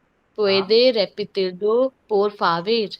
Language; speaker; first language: Spanish; non-native, learner; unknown